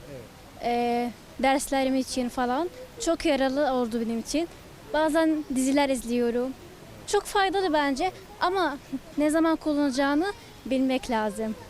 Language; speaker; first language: Turkish; non-native, learner; Arabic